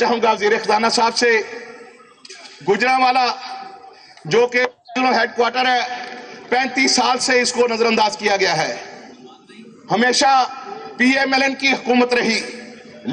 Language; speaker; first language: Urdu; non-native, local second language; Punjabi